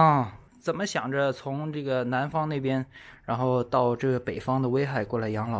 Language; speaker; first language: Chinese; native; Chinese